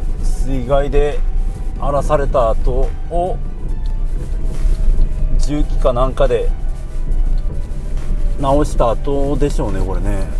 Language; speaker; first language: Japanese; native; Japanese